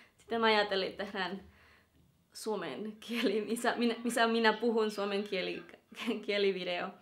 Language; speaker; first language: Finnish; non-native, learner; Spanish